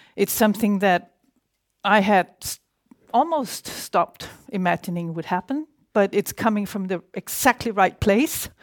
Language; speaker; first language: English; non-native, fluent; Danish